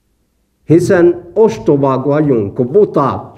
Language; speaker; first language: Hungarian; non-native, fluent; Arabic